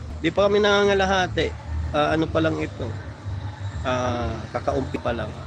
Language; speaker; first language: Filipino; native; Filipino